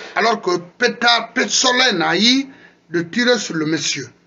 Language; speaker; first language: French; non-native, local second language; Susu